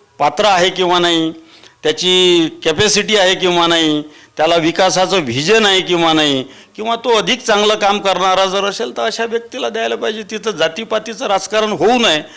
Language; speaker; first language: Marathi; native; Marathi